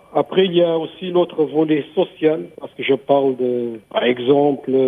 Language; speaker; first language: French; native; French